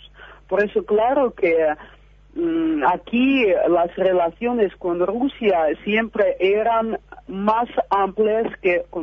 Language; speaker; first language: Spanish; non-native, fluent; Russian